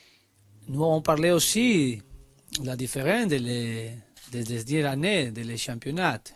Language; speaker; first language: French; non-native, learner; Spanish